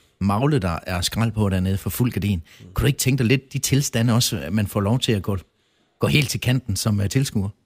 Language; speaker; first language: Danish; native; Danish